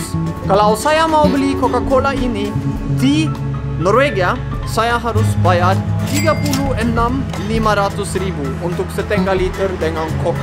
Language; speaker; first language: Indonesian; non-native, fluent; Norwegian